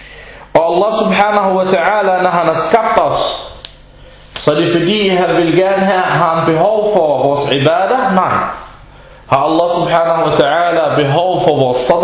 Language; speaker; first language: Danish; non-native, fluent; Arabic